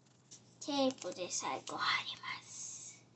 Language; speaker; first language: Japanese; early bilingual, heritage; Japanese